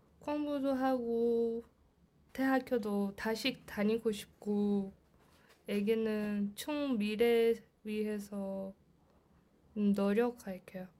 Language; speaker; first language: Korean; non-native, learner; Portuguese